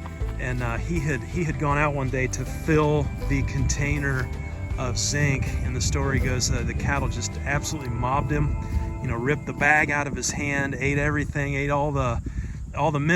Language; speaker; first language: English; native; English